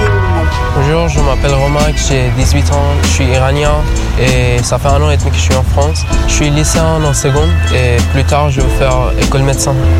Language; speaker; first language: French; non-native, learner; Persian